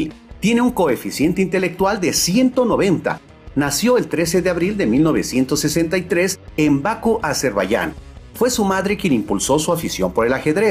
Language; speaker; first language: Spanish; native; Spanish